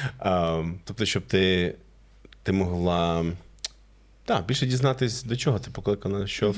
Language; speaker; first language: Ukrainian; non-native, fluent; English